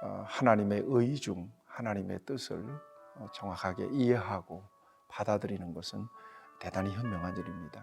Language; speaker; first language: Korean; native; Korean